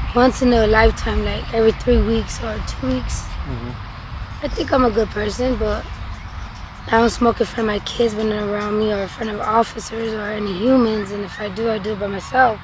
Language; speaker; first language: English; non-native, fluent; Spanish